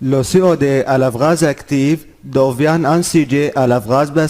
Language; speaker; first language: French; non-native, learner; Arabic